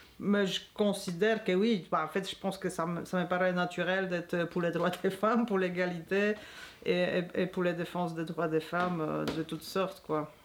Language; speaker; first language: French; non-native, fluent; Polish